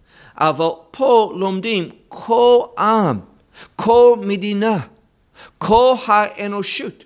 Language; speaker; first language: Hebrew; non-native, fluent; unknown